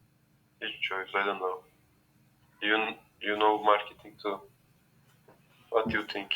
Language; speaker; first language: English; non-native, learner; Turkish